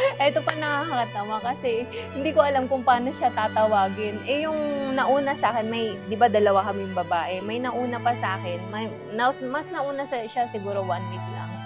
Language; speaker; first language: Filipino; native; Filipino